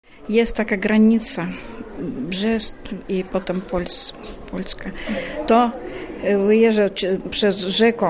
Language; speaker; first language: Polish; non-native, learner; Russian